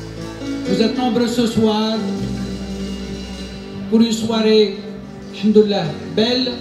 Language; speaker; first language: French; non-native, local second language; Arabic